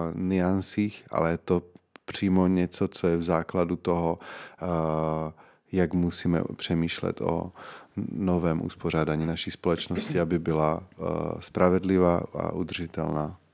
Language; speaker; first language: Czech; native; Czech